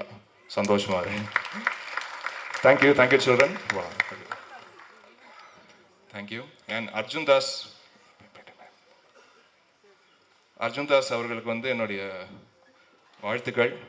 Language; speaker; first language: Tamil; native; Tamil